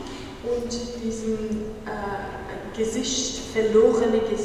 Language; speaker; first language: German; non-native, fluent; Persian